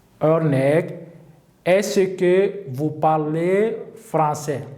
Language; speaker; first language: French; non-native, fluent; Turkish